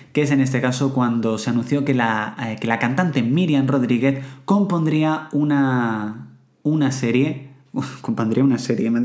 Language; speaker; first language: Spanish; native; Spanish